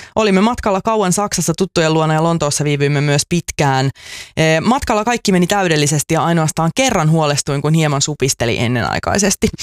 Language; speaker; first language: Finnish; native; Finnish